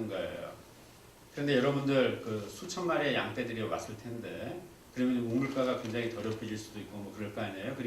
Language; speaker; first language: Korean; native; Korean